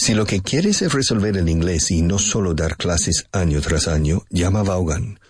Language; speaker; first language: Spanish; non-native, fluent; English